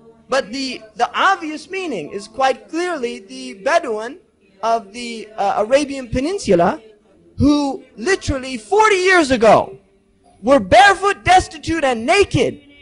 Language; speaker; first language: English; native; English